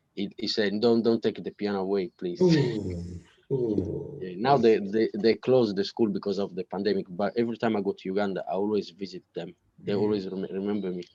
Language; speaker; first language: English; non-native, learner; Italian